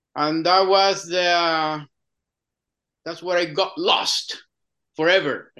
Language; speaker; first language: English; non-native, fluent; Spanish